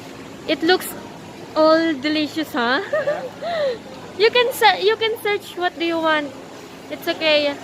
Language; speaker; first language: English; non-native, local second language; Filipino